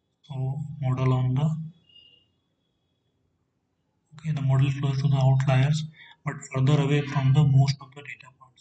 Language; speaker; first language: English; non-native, fluent; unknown